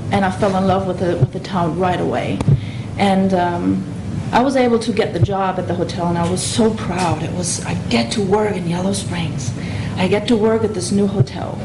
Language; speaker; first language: English; non-native, fluent; German